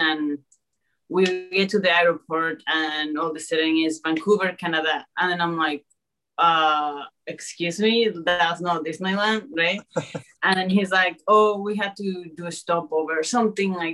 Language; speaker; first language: English; early bilingual, other home language; Spanish